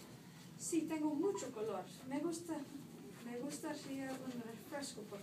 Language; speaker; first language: Spanish; non-native, learner; English